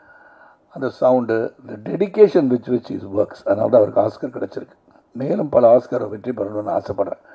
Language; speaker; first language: Tamil; native; Tamil